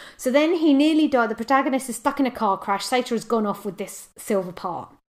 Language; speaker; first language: English; native; English